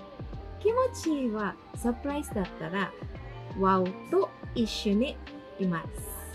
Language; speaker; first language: Japanese; non-native, fluent; Cebuano